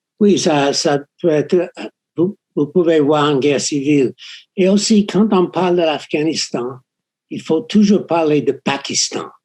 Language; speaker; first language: French; non-native, fluent; English